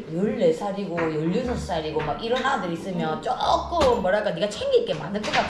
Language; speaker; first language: Korean; native; Korean